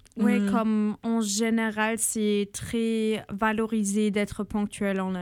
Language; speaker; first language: French; non-native, fluent; German